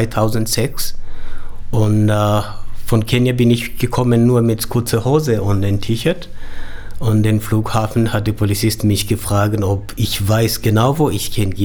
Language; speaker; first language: German; non-native, learner; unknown